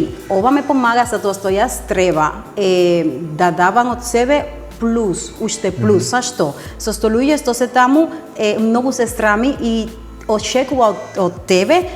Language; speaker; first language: Macedonian; non-native, learner; Spanish